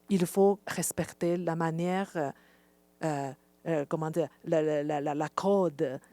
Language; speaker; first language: French; non-native, fluent; Chinese